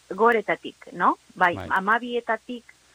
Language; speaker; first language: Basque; non-native, learner; Spanish